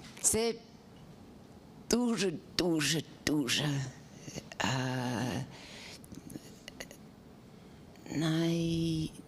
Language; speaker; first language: Ukrainian; non-native, learner; English